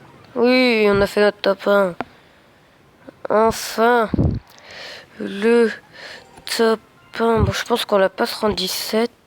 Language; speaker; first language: French; native; French